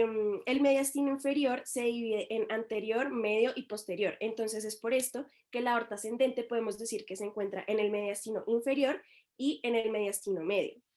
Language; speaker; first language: Spanish; native; Spanish